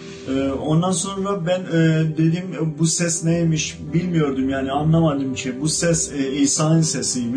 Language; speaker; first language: Turkish; non-native, local second language; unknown